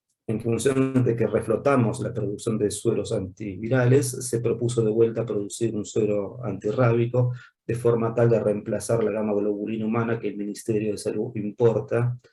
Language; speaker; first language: Spanish; native; Spanish